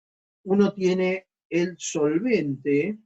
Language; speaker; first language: Spanish; native; Spanish